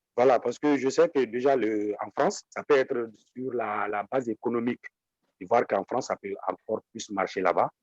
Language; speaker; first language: French; non-native, local second language; Bambara